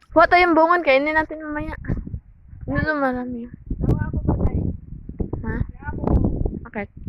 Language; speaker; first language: Filipino; non-native, local second language; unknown